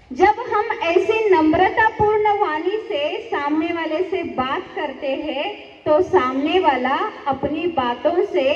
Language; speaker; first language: Hindi; non-native, local second language; Marathi